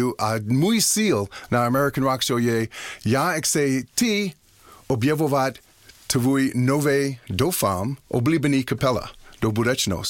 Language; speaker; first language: Czech; non-native, learner; English